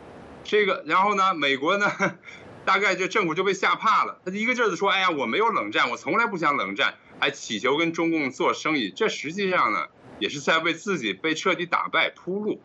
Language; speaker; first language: Chinese; native; Chinese